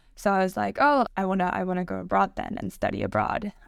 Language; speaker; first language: English; non-native, fluent; Spanish